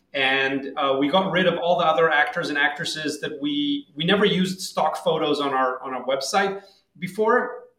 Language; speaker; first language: English; non-native, fluent; Hebrew